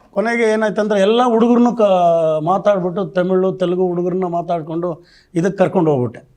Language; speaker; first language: Kannada; non-native, local second language; Telugu